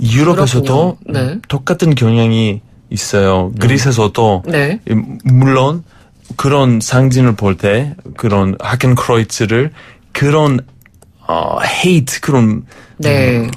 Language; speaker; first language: Korean; non-native, fluent; Greek